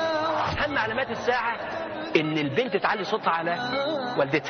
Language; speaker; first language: Arabic; native; Arabic